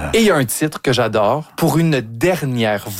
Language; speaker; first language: French; native; French